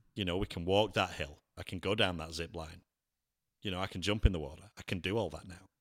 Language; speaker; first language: English; native; English